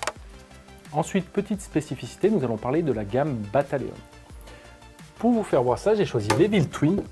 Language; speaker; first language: French; native; French